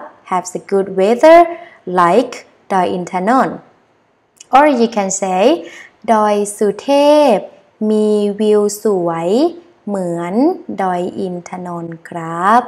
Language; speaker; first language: English; non-native, learner; Thai